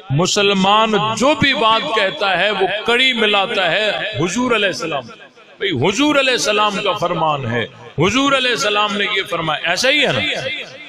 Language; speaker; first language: Urdu; non-native, local second language; Sindhi